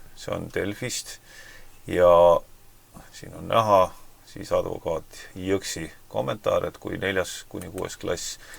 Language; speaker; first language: Estonian; native; Estonian